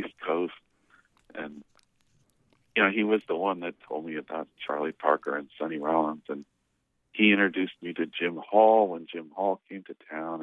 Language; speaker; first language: English; native; English